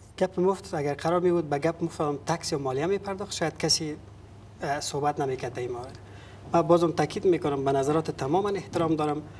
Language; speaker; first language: Persian; native; Persian